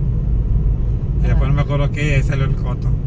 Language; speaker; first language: Spanish; native; Spanish